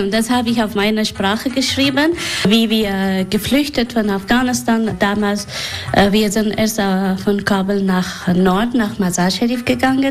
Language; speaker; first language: German; non-native, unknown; Persian